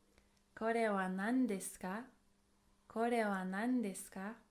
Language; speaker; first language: Japanese; non-native, fluent; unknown